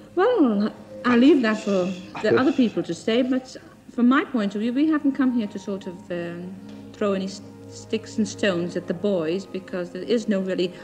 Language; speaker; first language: English; native; English